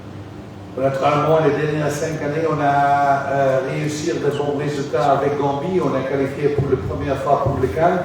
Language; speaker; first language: French; non-native, fluent; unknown